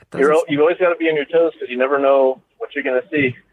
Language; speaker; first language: English; native; English